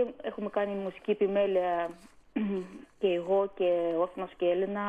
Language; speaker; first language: Greek; non-native, fluent; Armenian